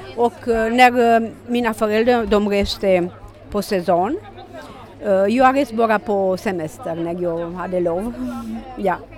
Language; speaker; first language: Swedish; non-native, fluent; Romanian